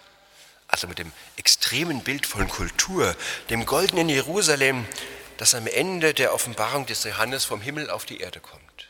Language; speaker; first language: German; native; German